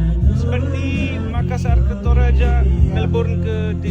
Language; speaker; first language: Indonesian; non-native, learner; English